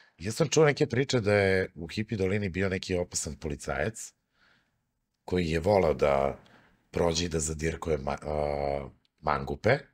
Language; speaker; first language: Serbian; native; Serbian